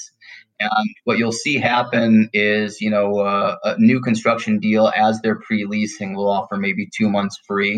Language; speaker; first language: English; native; English